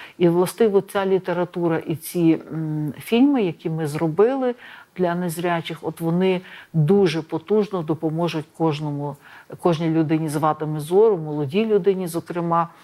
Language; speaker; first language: Ukrainian; native; Ukrainian